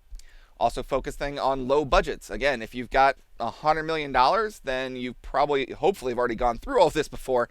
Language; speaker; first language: English; native; English